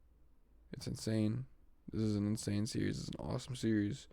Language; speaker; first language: English; native; English